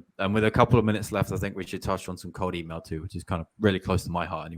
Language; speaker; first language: English; native; English